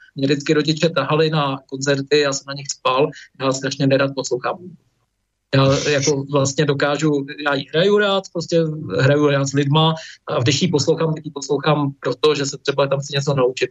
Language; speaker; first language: Czech; native; Czech